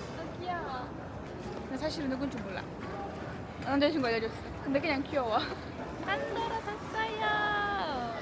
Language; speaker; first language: Korean; non-native, learner; Kyrgyz